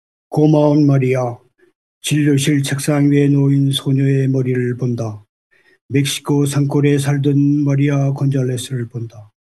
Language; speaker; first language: Korean; native; Korean